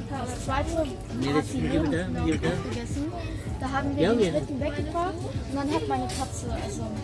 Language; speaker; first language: German; early bilingual, other home language; Urdu